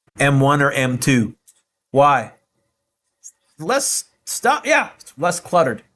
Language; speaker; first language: English; native; English